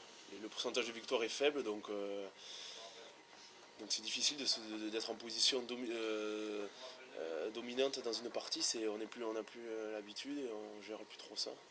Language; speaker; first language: French; native; French